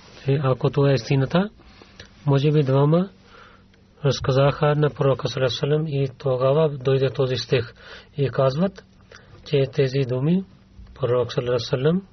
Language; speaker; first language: Bulgarian; non-native, learner; Urdu